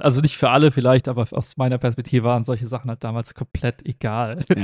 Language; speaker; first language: German; native; German